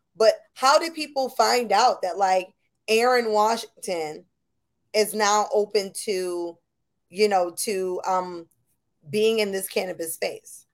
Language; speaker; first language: English; native; English